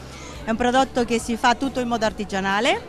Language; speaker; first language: Italian; non-native, fluent; Spanish